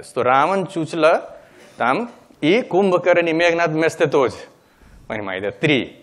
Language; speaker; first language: Russian; non-native, learner; Hindi